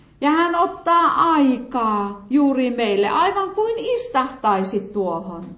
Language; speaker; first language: Finnish; native; Finnish